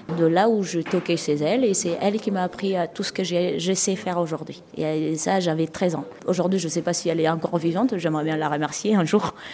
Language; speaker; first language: French; non-native, local second language; Malagasy